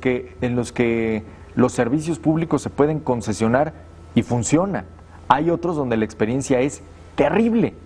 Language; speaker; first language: Spanish; native; Spanish